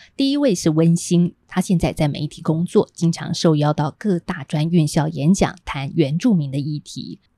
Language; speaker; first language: Chinese; native; Chinese